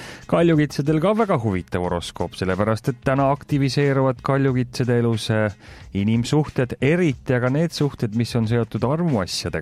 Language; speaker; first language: Estonian; native; Estonian